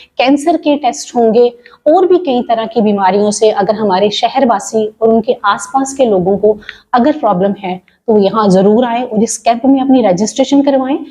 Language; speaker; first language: Hindi; non-native, local second language; Punjabi